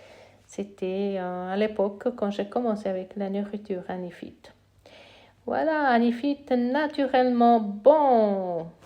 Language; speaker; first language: French; non-native, fluent; Italian